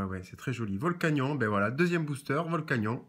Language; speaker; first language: French; native; French